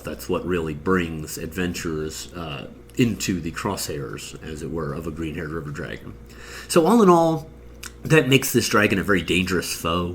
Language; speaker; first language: English; native; English